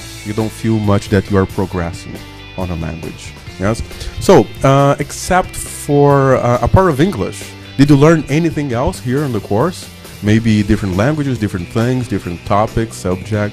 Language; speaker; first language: English; non-native, fluent; Portuguese